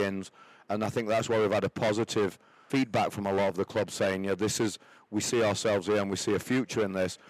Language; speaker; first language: English; native; English